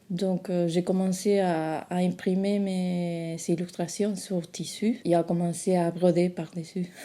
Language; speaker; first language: French; non-native, fluent; Spanish